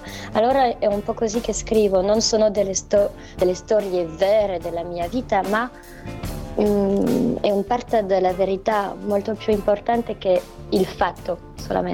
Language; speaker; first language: Italian; non-native, fluent; French